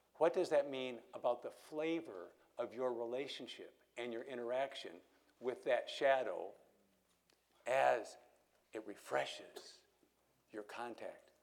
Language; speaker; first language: English; native; English